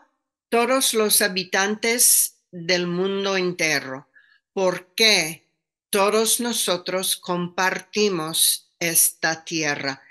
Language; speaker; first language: Spanish; non-native, fluent; English